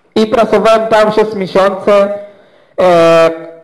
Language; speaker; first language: Polish; non-native, learner; Swahili